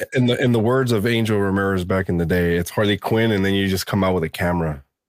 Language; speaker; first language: English; early bilingual, other home language; Spanish